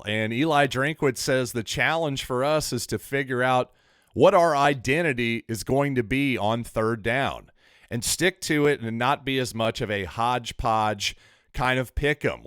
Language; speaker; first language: English; native; English